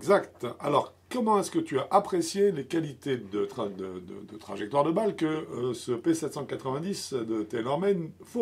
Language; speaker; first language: French; native; French